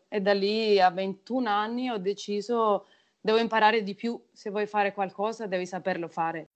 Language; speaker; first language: Italian; non-native, fluent; Spanish